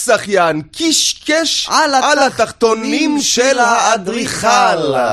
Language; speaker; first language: Hebrew; native; Hebrew